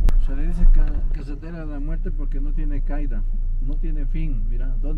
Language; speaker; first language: Spanish; native; Spanish